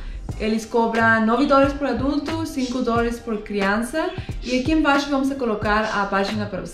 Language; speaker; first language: Portuguese; non-native, fluent; Spanish